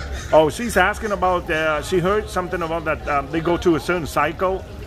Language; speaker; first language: English; non-native, fluent; Vietnamese